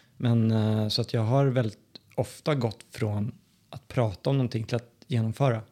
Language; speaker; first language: Swedish; native; Swedish